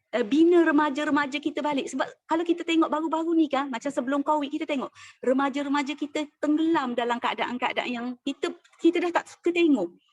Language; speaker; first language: Malay; native; Malay